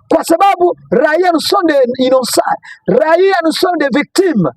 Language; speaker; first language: French; non-native, local second language; Swahili